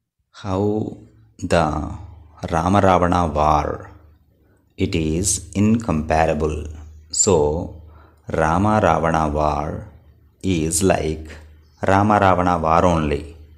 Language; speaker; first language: English; non-native, local second language; Telugu